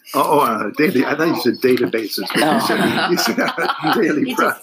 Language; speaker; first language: English; native; English